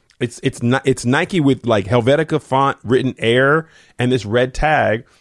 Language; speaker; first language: English; native; English